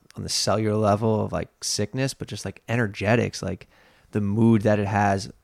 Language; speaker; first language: English; native; English